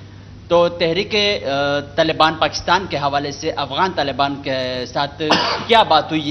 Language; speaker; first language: Urdu; non-native, local second language; Pashto